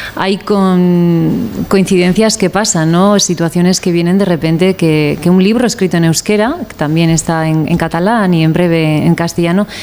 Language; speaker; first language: Spanish; native; Spanish